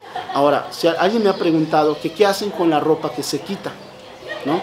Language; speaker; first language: Spanish; native; Spanish